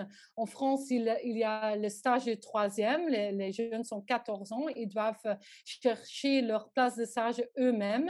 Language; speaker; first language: French; non-native, local second language; Dutch